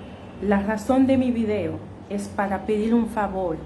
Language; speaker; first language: Spanish; non-native, fluent; Haitian Creole